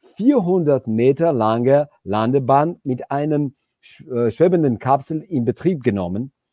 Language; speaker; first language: German; non-native, fluent; Georgian